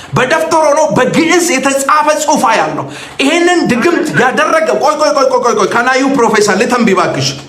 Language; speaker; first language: Amharic; native; Amharic